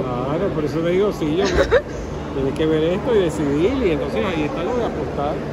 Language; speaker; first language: Spanish; native; Spanish